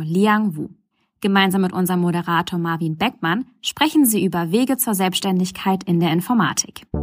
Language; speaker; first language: German; native; German